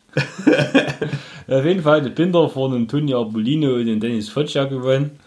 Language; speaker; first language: German; native; German